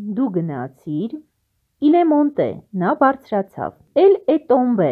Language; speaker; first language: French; non-native, fluent; Armenian